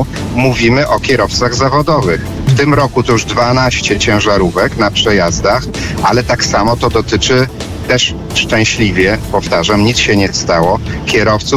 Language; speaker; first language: Polish; native; Polish